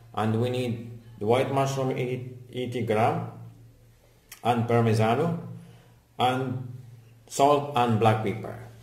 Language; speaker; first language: English; non-native, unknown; Arabic